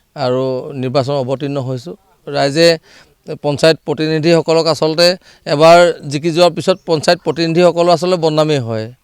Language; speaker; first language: Assamese; native; Assamese